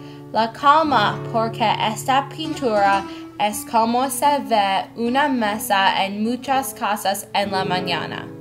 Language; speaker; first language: Spanish; non-native, learner; English